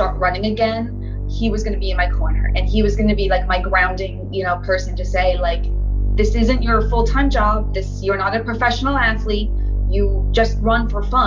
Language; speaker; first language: English; native; English